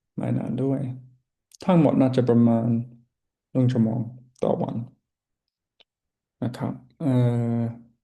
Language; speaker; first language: Thai; non-native, learner; English